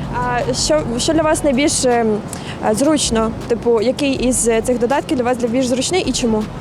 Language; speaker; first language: Ukrainian; native; Ukrainian